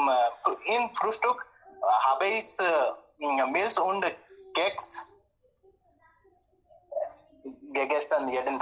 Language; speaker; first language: German; non-native, learner; Hindi